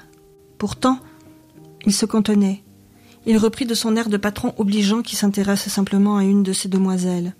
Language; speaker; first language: French; native; French